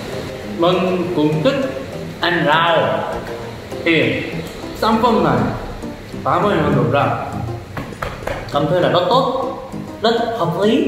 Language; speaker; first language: Vietnamese; non-native, learner; Korean